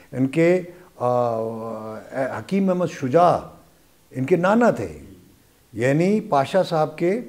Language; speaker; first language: Urdu; non-native, local second language; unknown